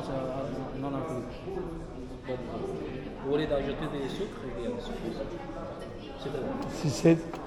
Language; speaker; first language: French; non-native, fluent; Arabic